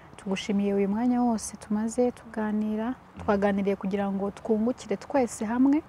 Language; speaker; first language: Kinyarwanda; early bilingual, heritage; Kinyarwanda